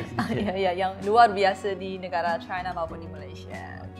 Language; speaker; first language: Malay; non-native, fluent; Chinese